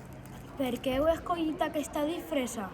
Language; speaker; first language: Catalan; non-native, local second language; Spanish